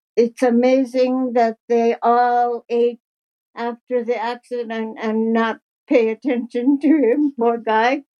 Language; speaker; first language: English; native; English